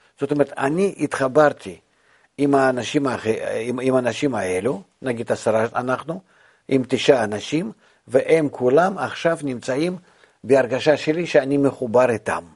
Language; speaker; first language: Hebrew; non-native, fluent; Russian